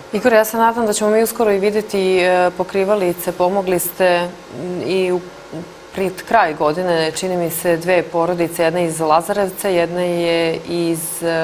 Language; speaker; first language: Serbian; native; Serbian